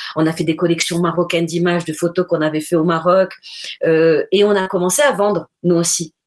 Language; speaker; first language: French; non-native, local second language; Arabic